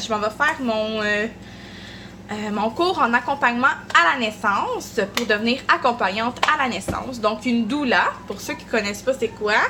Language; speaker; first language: French; native; French